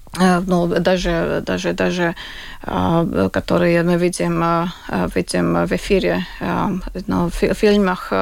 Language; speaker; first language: Russian; non-native, local second language; Latvian